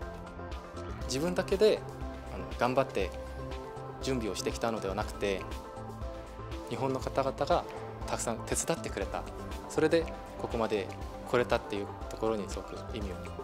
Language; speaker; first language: Japanese; non-native, fluent; Korean